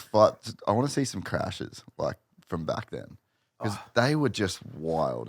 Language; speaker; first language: English; native; English